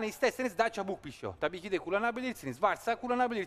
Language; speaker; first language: Turkish; non-native, learner; Italian